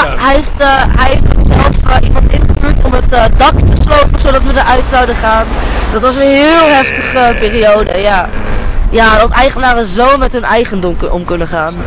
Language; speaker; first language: Dutch; native; Dutch